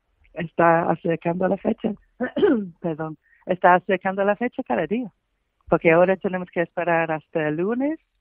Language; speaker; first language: Spanish; non-native, fluent; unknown